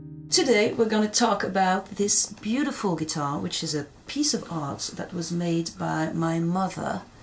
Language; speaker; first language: English; non-native, fluent; French